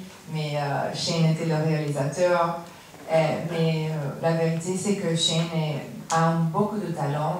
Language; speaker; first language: French; non-native, learner; English